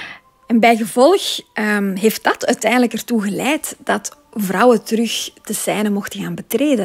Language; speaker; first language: Dutch; native; Dutch